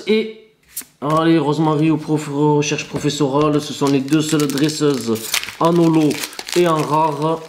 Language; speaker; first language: French; native; French